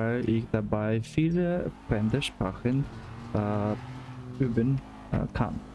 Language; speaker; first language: German; non-native, learner; Russian